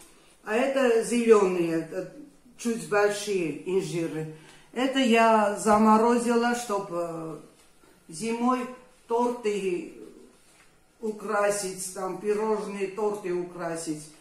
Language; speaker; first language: Russian; non-native, fluent; Armenian